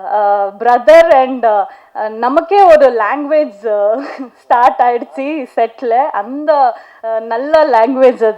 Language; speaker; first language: Tamil; non-native, learner; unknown